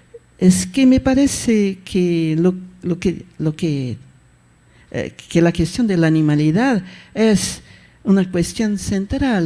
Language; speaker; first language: Spanish; non-native, fluent; Portuguese